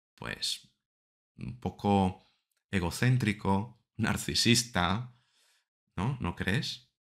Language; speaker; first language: Spanish; non-native, fluent; Italian